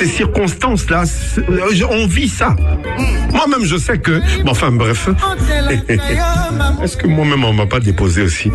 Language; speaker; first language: French; non-native, local second language; Akan